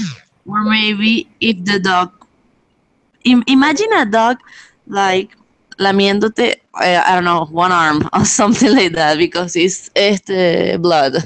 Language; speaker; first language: English; non-native, learner; Spanish